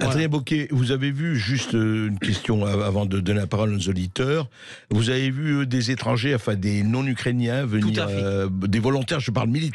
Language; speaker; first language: French; native; French